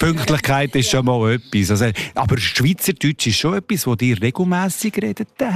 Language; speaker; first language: German; native; German